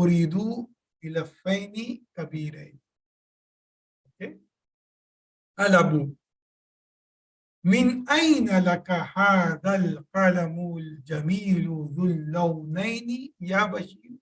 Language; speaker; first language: Arabic; non-native, fluent; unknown